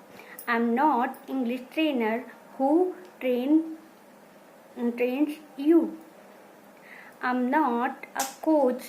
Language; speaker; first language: English; non-native, learner; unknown